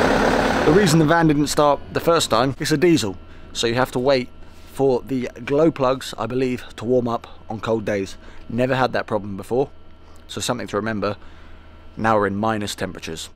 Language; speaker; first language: English; native; English